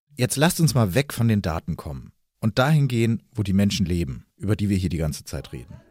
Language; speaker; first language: German; native; German